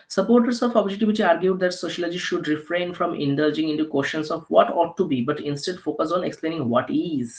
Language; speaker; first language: English; non-native, local second language; Bangla